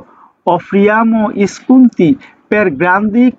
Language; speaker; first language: Italian; non-native, fluent; Bangla